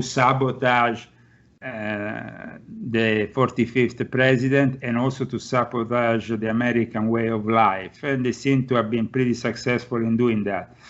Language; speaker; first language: English; non-native, fluent; Italian